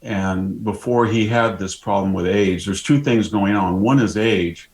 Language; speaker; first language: English; native; English